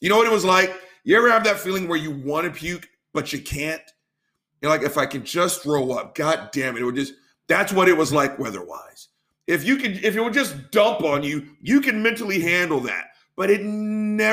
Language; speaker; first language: English; native; English